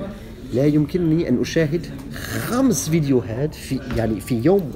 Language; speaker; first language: Arabic; non-native, learner; German